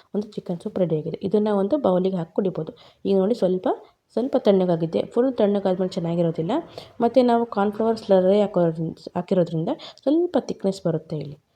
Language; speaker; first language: Kannada; native; Kannada